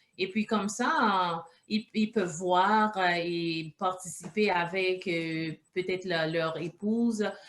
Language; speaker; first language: French; non-native, local second language; Haitian Creole